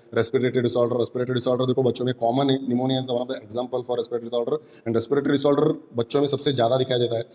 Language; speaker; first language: Hindi; non-native, local second language; Marathi